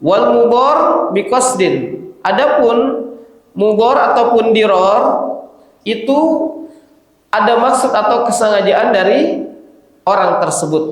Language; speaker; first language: Indonesian; native; Indonesian